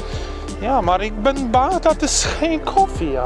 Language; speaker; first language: Dutch; non-native, learner; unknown